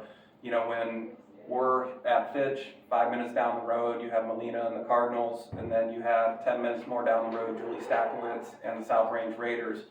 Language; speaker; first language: English; native; English